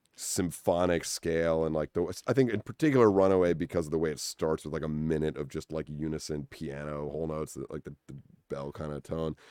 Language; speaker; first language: English; native; English